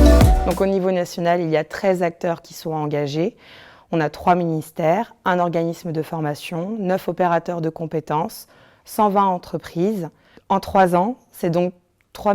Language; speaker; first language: French; native; French